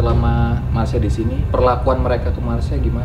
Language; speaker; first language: Indonesian; native; Indonesian